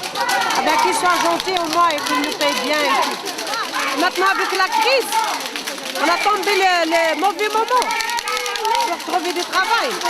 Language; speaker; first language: French; non-native, fluent; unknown